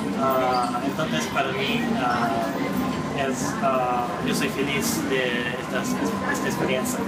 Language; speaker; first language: Spanish; non-native, learner; Italian